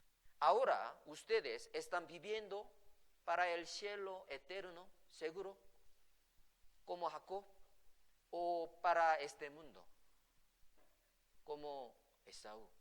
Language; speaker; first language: Spanish; non-native, fluent; Korean